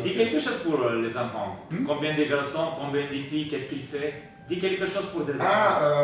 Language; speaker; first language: French; non-native, learner; Bulgarian